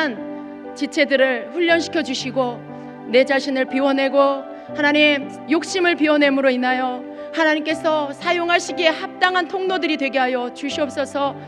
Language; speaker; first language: Korean; native; Korean